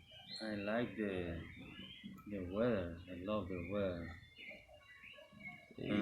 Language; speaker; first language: English; non-native, learner; Spanish